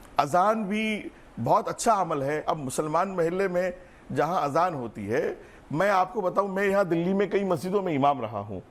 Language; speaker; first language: Urdu; native; Urdu